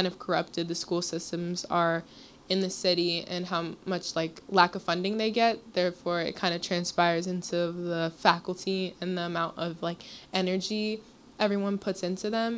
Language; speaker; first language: English; native; English